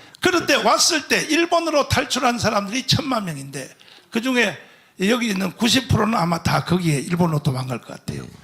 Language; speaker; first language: Korean; native; Korean